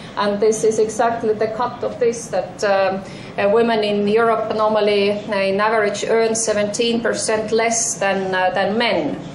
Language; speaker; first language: English; non-native, fluent; Estonian